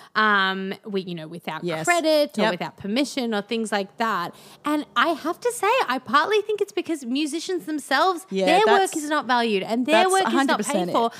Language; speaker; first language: English; native; English